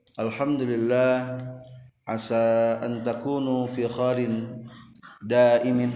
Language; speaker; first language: Arabic; non-native, fluent; Indonesian